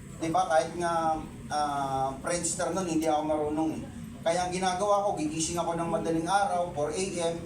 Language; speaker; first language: Filipino; non-native, local second language; Cebuano